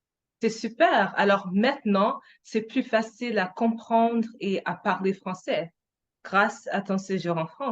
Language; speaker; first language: French; non-native, fluent; English